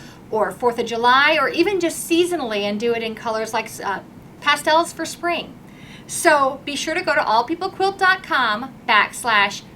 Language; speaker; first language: English; native; English